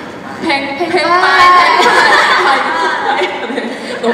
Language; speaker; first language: Thai; native; Thai